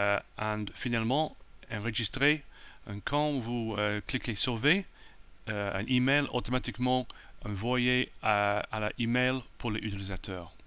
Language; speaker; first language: French; non-native, learner; English